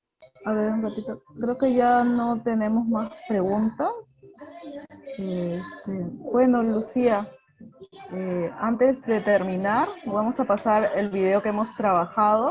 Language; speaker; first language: Spanish; native; Spanish